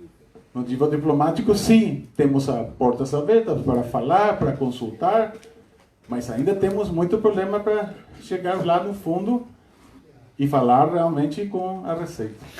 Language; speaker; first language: Portuguese; non-native, fluent; Spanish